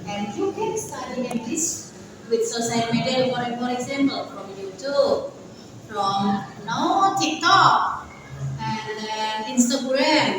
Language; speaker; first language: English; non-native, learner; Indonesian